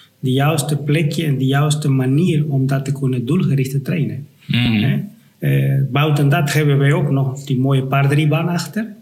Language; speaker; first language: Dutch; non-native, fluent; Spanish